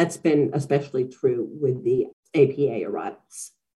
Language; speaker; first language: English; native; English